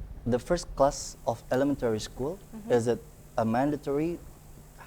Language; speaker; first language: English; non-native, learner; Indonesian